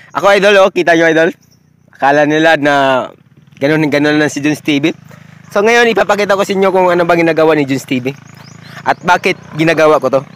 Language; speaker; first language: Filipino; non-native, local second language; Cebuano